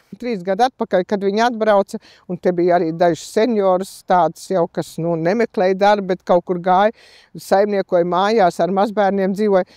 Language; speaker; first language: Latvian; native; Latvian